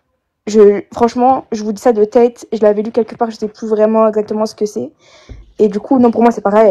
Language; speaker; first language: French; native; French